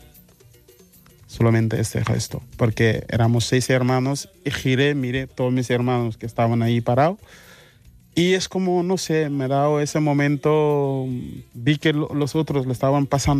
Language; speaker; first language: Spanish; non-native, fluent; Mandingo